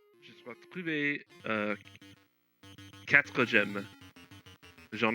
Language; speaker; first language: French; non-native, learner; English